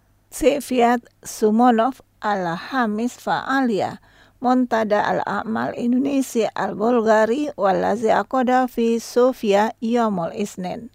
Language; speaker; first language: Arabic; non-native, learner; Indonesian